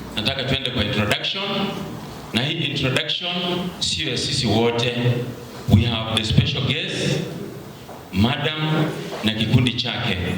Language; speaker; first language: Swahili; native; Swahili